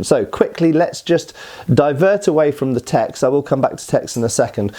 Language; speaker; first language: English; native; English